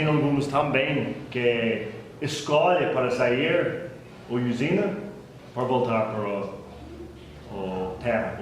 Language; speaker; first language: Portuguese; non-native, learner; English